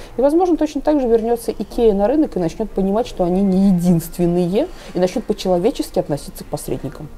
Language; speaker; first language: Russian; native; Russian